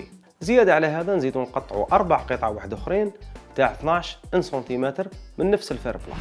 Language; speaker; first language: Arabic; native; Arabic